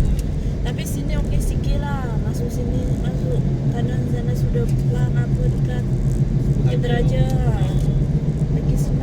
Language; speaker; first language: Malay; non-native, local second language; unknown